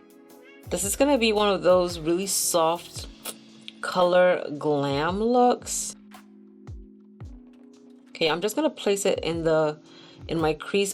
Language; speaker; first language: English; native; English